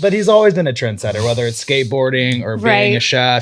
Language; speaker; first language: English; native; English